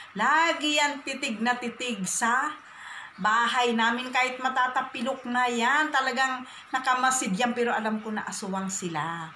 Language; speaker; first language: Filipino; non-native, local second language; Masbatenyo